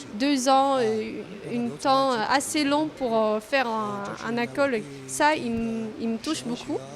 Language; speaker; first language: French; non-native, learner; Chinese